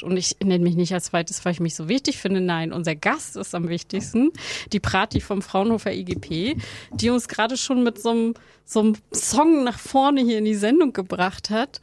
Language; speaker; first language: German; native; German